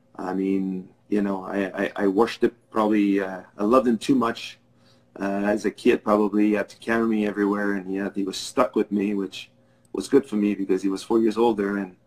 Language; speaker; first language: English; non-native, fluent; French